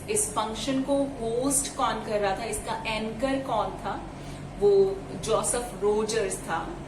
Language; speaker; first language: Hindi; native; Hindi